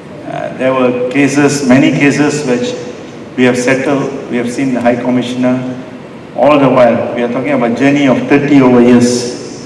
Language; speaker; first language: English; non-native, local second language; Tamil